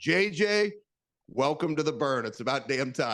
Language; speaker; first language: English; native; English